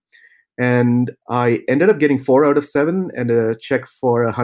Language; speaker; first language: English; non-native, local second language; Malayalam